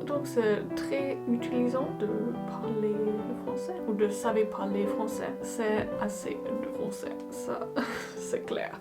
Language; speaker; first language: French; non-native, learner; German